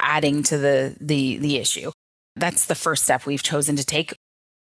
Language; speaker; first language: English; native; English